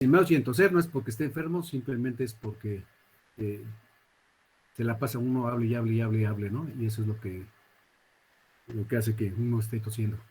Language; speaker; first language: Spanish; native; Spanish